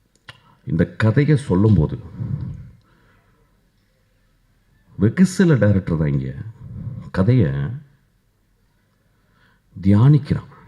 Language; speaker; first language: Tamil; native; Tamil